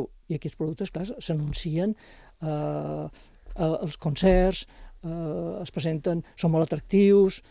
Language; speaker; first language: Catalan; native; Catalan